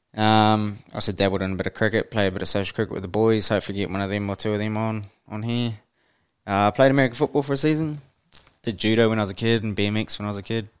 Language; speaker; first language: English; native; English